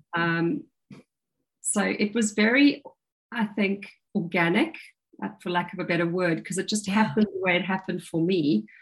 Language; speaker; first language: English; native; English